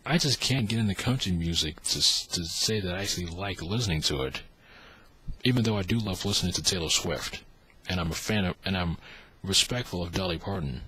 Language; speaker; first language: English; native; English